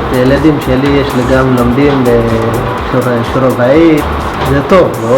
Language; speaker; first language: Hebrew; non-native, learner; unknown